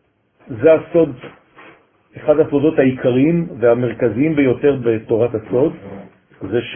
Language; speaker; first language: Hebrew; non-native, fluent; French